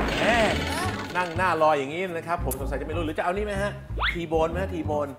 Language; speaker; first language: Thai; native; Thai